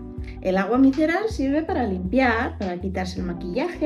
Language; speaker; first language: Spanish; native; Spanish